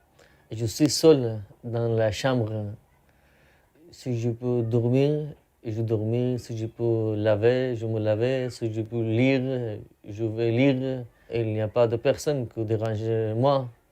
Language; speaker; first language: French; non-native, learner; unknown